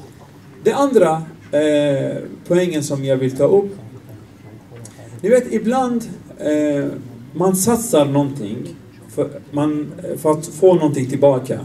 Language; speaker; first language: Swedish; non-native, fluent; Arabic